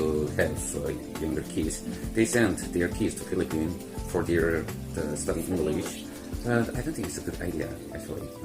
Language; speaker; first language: English; non-native, fluent; Korean